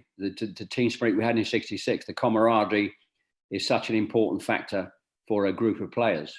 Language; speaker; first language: English; native; English